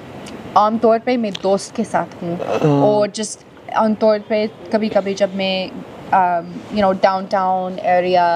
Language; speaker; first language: Hindi; non-native, learner; English